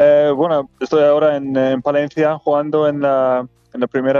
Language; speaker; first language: Spanish; non-native, fluent; Swedish